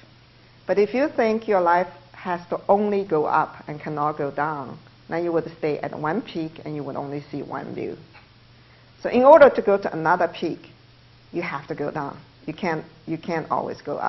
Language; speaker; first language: English; non-native, fluent; Chinese